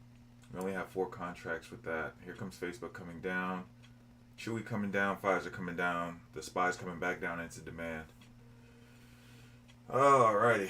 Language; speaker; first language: English; native; English